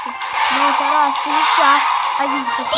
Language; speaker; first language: Italian; native; Italian